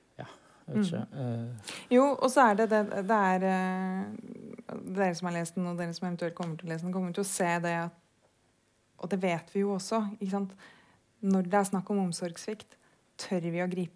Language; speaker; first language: Norwegian; native; Norwegian